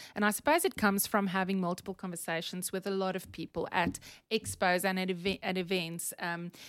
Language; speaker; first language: English; non-native, local second language; Afrikaans